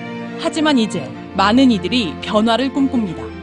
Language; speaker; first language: Korean; native; Korean